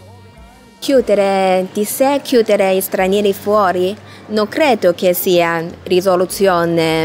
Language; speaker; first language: Italian; non-native, learner; Chinese